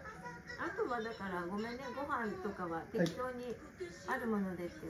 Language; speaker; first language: Japanese; native; Japanese